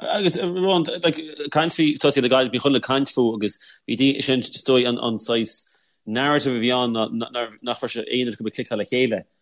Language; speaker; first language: Irish; native; Irish